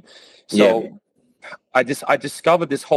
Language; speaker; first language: English; native; English